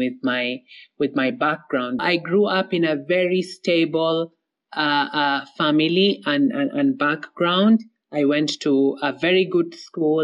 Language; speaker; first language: English; non-native, local second language; Somali